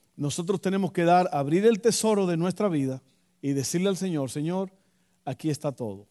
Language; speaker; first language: Spanish; native; Spanish